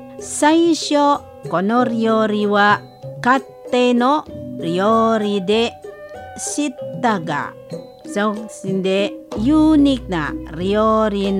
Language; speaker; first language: Japanese; non-native, fluent; Indonesian